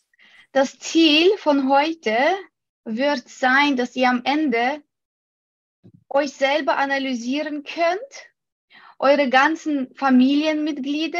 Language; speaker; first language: German; non-native, fluent; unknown